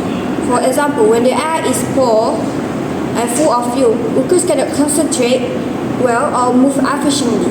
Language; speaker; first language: English; non-native, learner; Malay